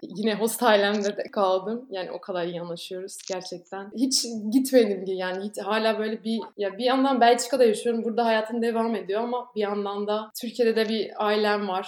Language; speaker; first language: Turkish; non-native, fluent; Dutch